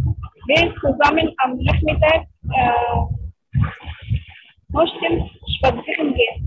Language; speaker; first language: German; non-native, learner; Arabic